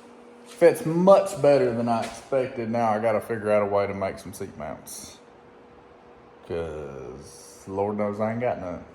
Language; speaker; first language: English; native; English